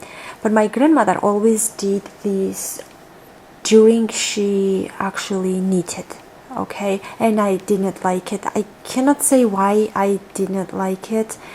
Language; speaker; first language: English; non-native, fluent; Georgian